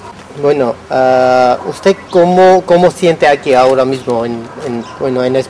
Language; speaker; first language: Spanish; non-native, fluent; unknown